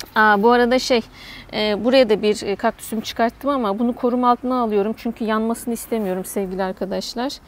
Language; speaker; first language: Turkish; native; Turkish